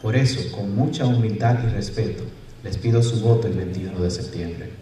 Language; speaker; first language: Spanish; early bilingual, other home language; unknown